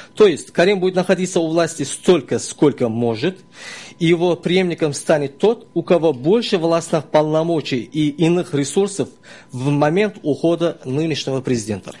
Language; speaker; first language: Russian; non-native, local second language; Uzbek